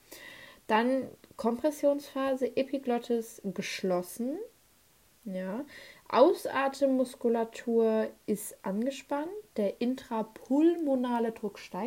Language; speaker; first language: German; native; German